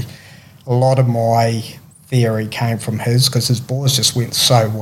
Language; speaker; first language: English; native; English